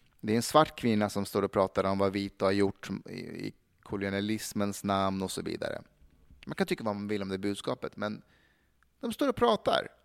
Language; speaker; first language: Swedish; early bilingual, other home language; Persian